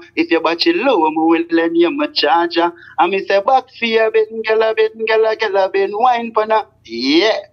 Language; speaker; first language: English; non-native, local second language; Jamaican Creole English